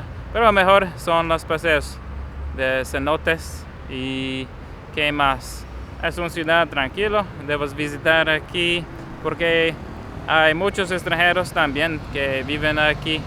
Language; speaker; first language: Spanish; non-native, learner; English